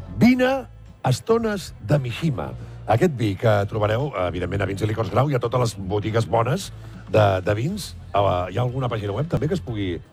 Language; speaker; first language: Catalan; native; Catalan